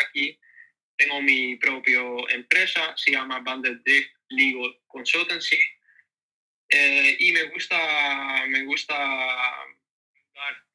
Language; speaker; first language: Spanish; non-native, learner; Dutch